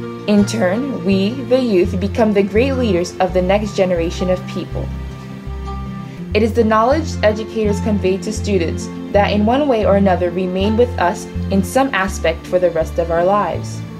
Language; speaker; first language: English; early bilingual, other home language; Haitian Creole